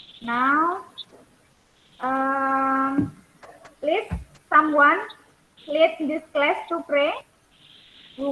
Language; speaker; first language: English; non-native, learner; Indonesian